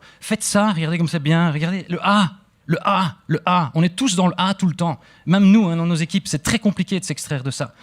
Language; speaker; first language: French; native; French